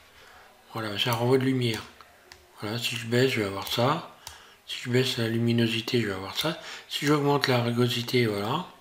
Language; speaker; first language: French; native; French